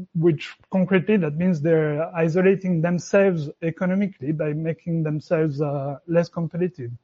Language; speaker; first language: English; non-native, fluent; French